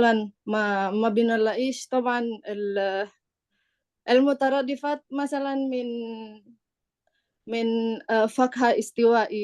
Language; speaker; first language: Arabic; non-native, learner; Indonesian